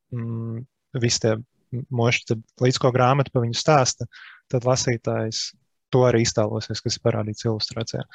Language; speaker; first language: Latvian; native; Latvian